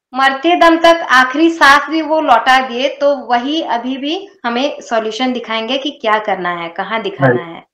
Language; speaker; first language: Hindi; non-native, local second language; Odia